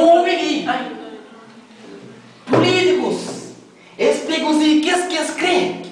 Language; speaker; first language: Portuguese; non-native, local second language; Kabuverdianu